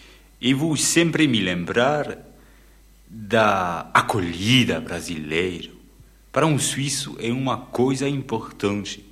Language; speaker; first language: Portuguese; non-native, fluent; French